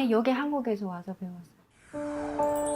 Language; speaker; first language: Korean; non-native, learner; Chinese